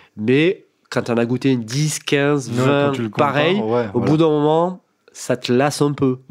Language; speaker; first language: French; native; French